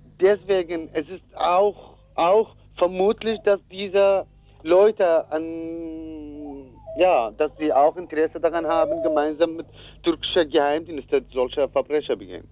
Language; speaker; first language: German; non-native, learner; Kurdish